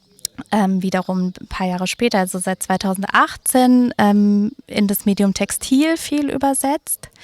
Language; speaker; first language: German; native; German